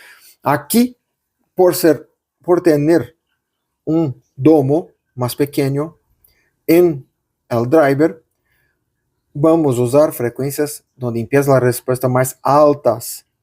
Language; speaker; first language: Spanish; non-native, local second language; Portuguese